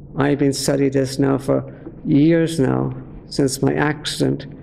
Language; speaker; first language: English; native; English